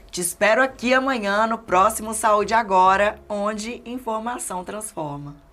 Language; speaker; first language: Portuguese; native; Portuguese